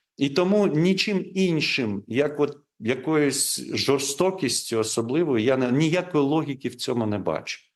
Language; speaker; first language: Ukrainian; non-native, local second language; Crimean Tatar